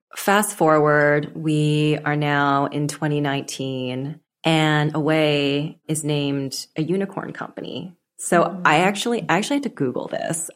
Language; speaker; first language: English; native; English